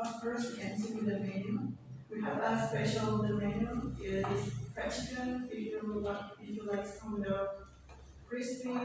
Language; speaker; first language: English; non-native, learner; Indonesian